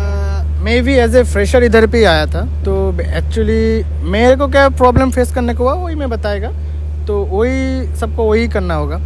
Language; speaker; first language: Hindi; non-native, local second language; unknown